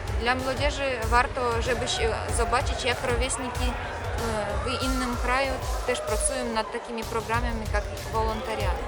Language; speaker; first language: Polish; non-native, fluent; Russian